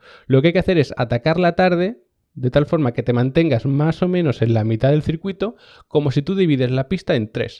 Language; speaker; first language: Spanish; native; Spanish